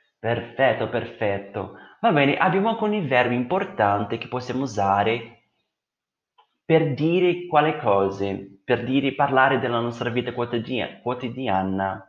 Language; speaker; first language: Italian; non-native, fluent; Portuguese